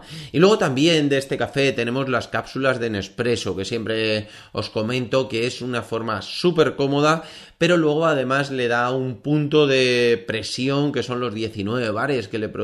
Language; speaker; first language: Spanish; native; Spanish